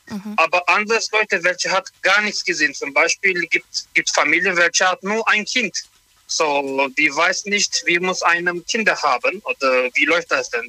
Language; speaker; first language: German; non-native, learner; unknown